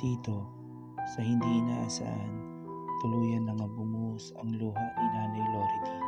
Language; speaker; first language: Filipino; native; Filipino